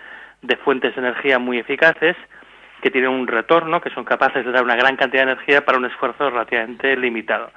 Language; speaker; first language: Spanish; native; Spanish